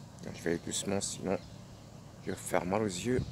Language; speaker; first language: French; non-native, fluent; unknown